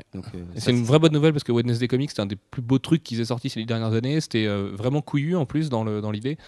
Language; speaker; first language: French; native; French